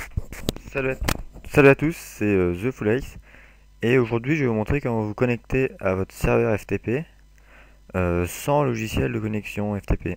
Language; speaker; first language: French; native; French